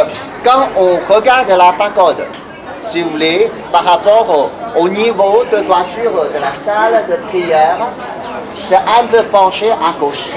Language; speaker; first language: French; non-native, fluent; Chinese